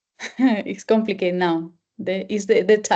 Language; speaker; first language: English; non-native, learner; Spanish